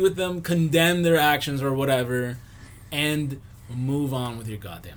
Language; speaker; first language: English; non-native, local second language; Spanish